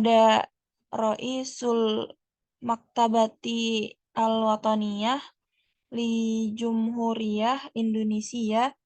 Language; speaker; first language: Arabic; non-native, learner; Indonesian